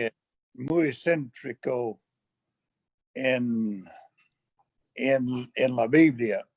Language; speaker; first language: Spanish; non-native, fluent; English